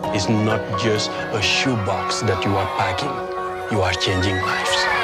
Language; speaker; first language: English; early bilingual, other home language; Wolof